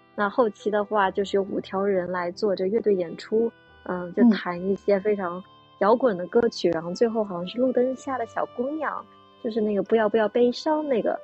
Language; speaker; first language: Chinese; native; Chinese